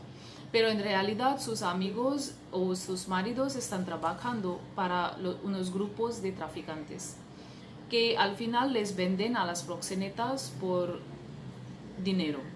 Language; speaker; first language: Spanish; non-native, fluent; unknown